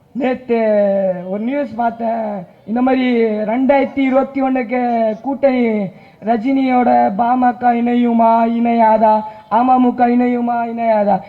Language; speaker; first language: Tamil; non-native, local second language; Urdu